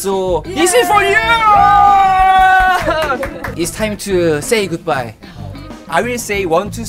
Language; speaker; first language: English; non-native, learner; Korean